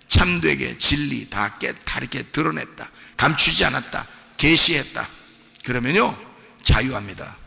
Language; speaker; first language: Korean; native; Korean